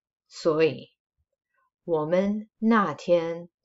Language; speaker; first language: Chinese; non-native, fluent; English